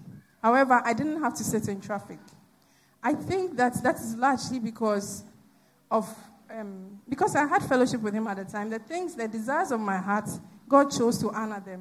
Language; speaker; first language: English; non-native, local second language; Akan